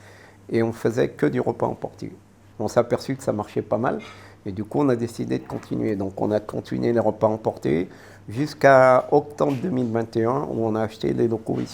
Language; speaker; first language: French; native; French